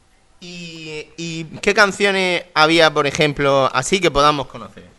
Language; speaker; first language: Spanish; native; Spanish